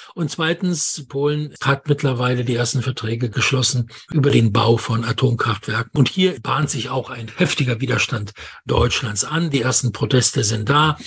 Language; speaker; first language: German; non-native, fluent; Polish